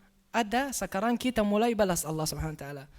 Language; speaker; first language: Indonesian; non-native, learner; Arabic